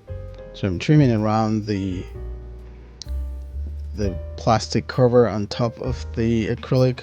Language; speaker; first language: English; native; English